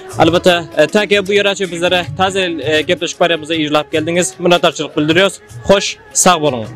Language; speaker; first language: Turkish; non-native, learner; Turkmen